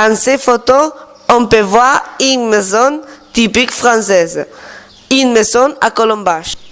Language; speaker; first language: French; non-native, learner; Spanish